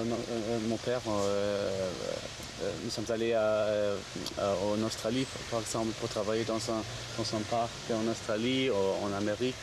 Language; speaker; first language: French; non-native, fluent; German